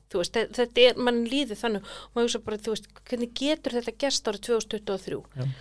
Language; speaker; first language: Icelandic; native; Icelandic